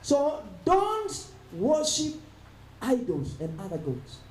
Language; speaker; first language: English; non-native, local second language; Swahili